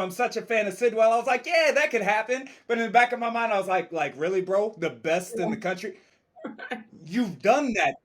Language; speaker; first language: English; native; English